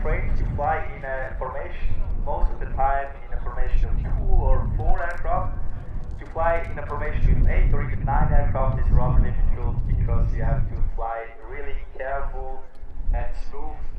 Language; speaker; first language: English; non-native, fluent; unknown